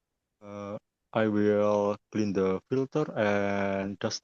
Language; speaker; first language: English; non-native, learner; Indonesian